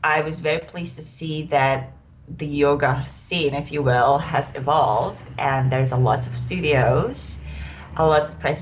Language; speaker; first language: English; non-native, fluent; Czech